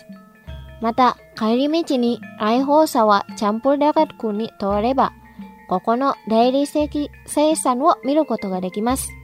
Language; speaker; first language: Japanese; non-native, fluent; Indonesian